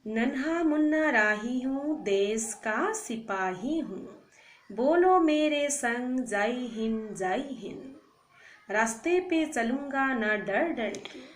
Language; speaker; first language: Hindi; non-native, local second language; Assamese